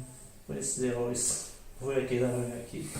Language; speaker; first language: Spanish; early bilingual, other home language; Arabic